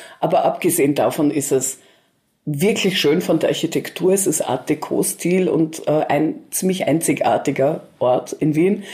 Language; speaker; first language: German; early bilingual, other home language; Russian